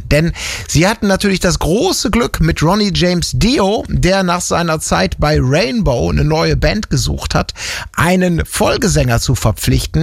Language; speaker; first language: German; native; German